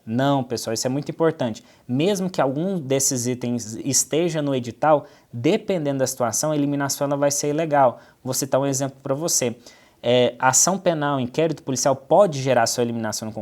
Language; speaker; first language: Portuguese; native; Portuguese